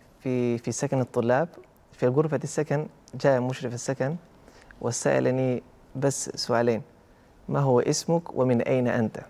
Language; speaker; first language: Arabic; non-native, fluent; Albanian